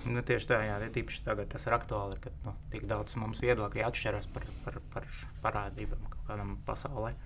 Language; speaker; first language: Latvian; non-native, local second language; Russian